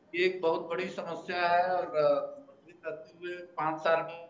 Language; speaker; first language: Hindi; native; Hindi